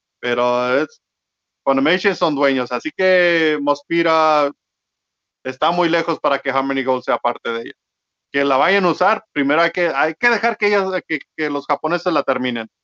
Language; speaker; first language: Spanish; early bilingual, heritage; Spanish